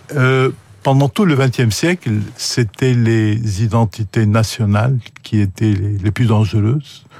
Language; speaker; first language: French; non-native, local second language; Arabic